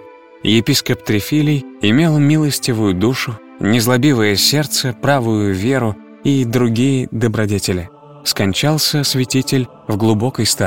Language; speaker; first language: Russian; native; Russian